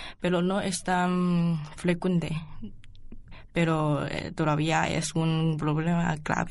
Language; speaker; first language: Spanish; non-native, learner; Chinese